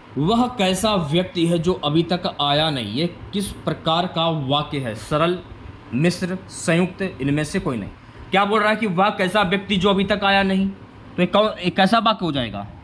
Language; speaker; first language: Hindi; native; Hindi